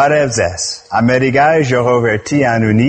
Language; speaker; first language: Armenian; non-native, learner; English